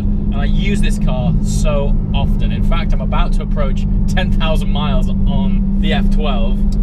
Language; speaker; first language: English; native; English